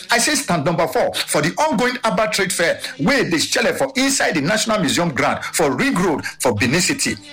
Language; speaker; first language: Nigerian Pidgin; non-native, local second language; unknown